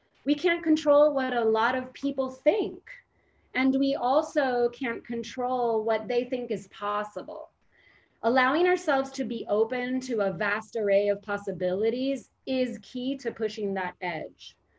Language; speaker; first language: English; early bilingual, other home language; Spanish